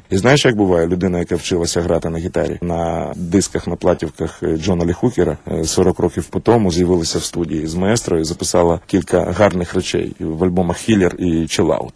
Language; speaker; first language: Ukrainian; native; Ukrainian